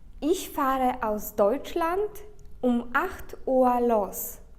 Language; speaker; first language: German; non-native, fluent; Polish